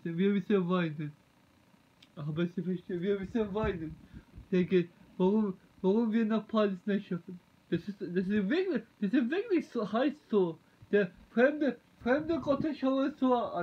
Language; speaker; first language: German; non-native, learner; Turkish